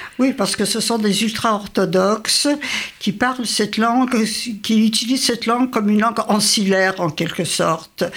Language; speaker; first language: French; early bilingual, other home language; Yiddish